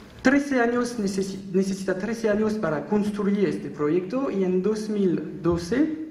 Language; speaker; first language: Spanish; non-native, learner; French